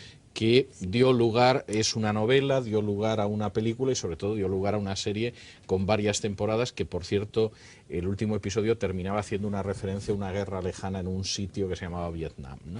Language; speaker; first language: Spanish; native; Spanish